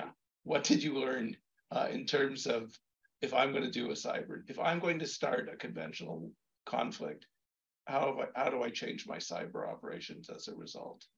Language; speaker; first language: English; native; English